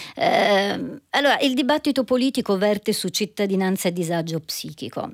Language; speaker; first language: Italian; native; Italian